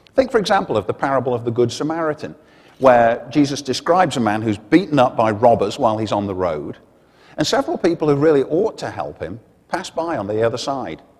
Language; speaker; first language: English; native; English